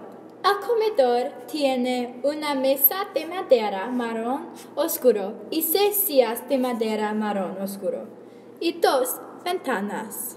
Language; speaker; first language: Spanish; non-native, learner; English